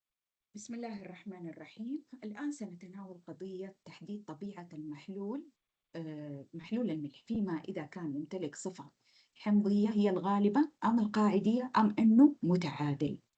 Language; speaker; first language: Arabic; native; Arabic